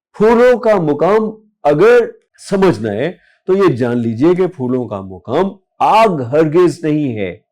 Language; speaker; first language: Urdu; non-native, local second language; Punjabi